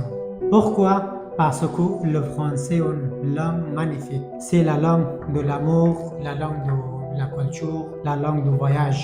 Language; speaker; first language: French; non-native, fluent; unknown